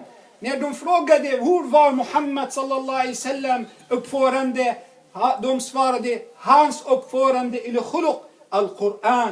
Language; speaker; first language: Swedish; non-native, fluent; Arabic